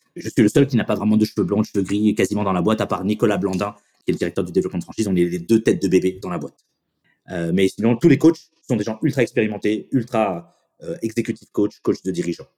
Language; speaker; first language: French; native; French